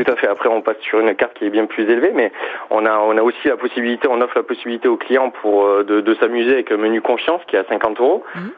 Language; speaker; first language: French; native; French